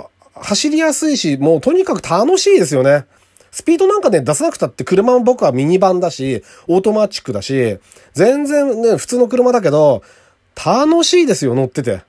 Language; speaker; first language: Japanese; native; Japanese